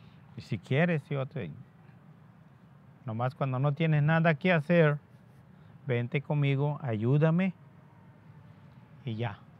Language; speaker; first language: Spanish; non-native, local second language; Yucateco